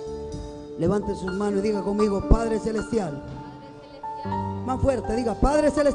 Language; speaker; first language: Spanish; native; Spanish